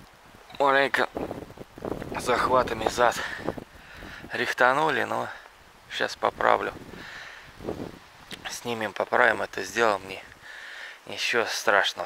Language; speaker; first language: Russian; native; Russian